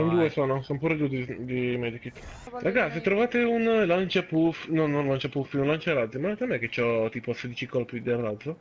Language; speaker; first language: Italian; native; Italian